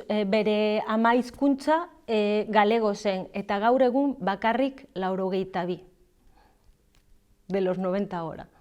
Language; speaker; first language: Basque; non-native, learner; Galician